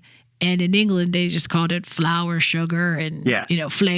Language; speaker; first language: English; native; English